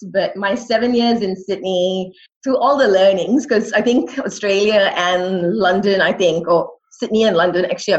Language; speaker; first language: English; non-native, local second language; Tamil